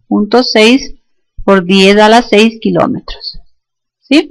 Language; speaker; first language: Spanish; native; Spanish